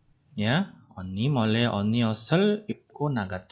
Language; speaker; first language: Korean; non-native, fluent; Indonesian